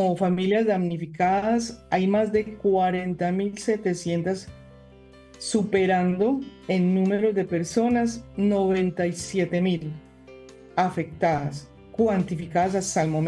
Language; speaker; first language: Spanish; native; Spanish